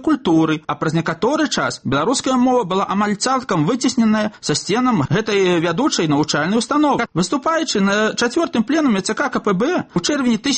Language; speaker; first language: Belarusian; native; Belarusian